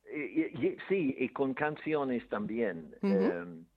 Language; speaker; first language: Spanish; non-native, fluent; English